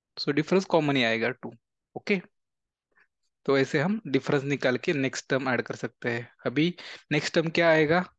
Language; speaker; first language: Hindi; non-native, local second language; Marathi